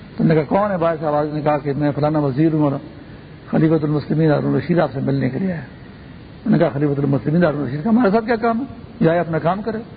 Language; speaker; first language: Urdu; non-native, local second language; Pashto